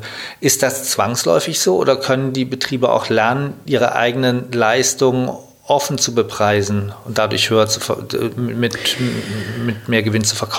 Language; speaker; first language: German; native; German